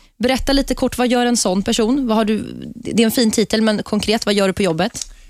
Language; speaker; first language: Swedish; native; Swedish